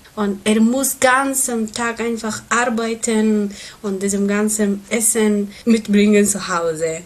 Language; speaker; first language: German; non-native, learner; Persian